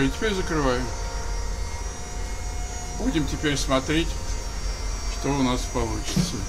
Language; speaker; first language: Russian; native; Russian